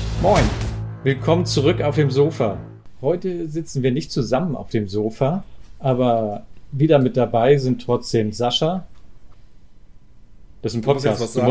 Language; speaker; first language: German; native; German